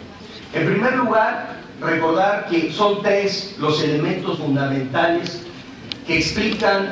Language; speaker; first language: Spanish; native; Spanish